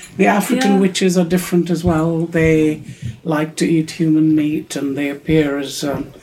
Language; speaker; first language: English; non-native, local second language; Urdu